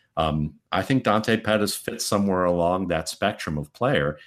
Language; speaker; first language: English; native; English